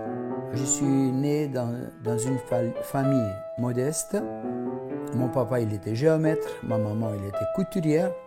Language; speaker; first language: French; non-native, fluent; Macedonian